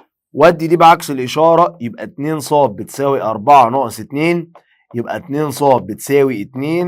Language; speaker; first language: Arabic; native; Arabic